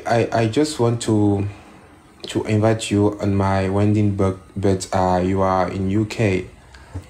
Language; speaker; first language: English; non-native, learner; French